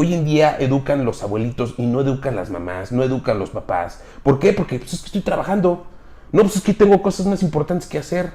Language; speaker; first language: Spanish; native; Spanish